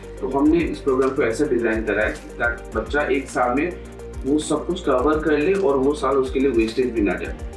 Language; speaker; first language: Hindi; non-native, local second language; Assamese